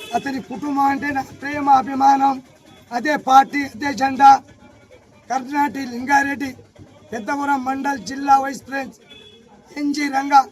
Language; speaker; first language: Telugu; non-native, local second language; Lambadi